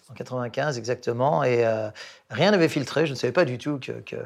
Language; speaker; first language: French; non-native, local second language; English